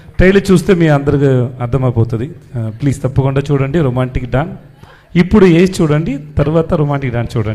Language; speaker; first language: Telugu; non-native, learner; Tamil